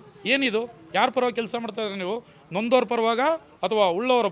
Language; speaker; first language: Kannada; native; Kannada